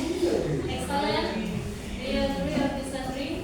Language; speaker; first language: English; non-native, local second language; Indonesian